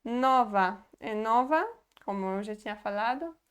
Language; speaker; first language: Portuguese; non-native, fluent; Polish